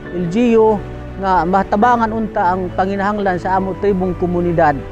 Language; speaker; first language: Cebuano; non-native, local second language; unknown